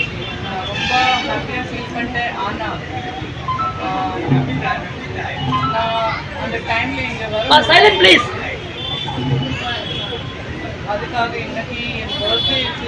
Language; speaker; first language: Tamil; non-native, learner; Gujarati